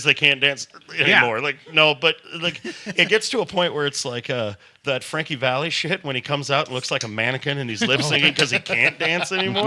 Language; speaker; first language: English; native; English